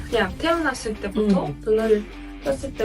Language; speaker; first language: Korean; non-native, fluent; Azerbaijani